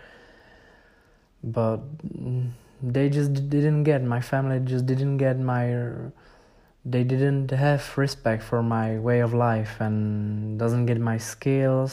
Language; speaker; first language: English; non-native, fluent; Czech